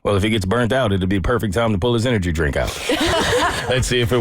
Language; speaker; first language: English; native; English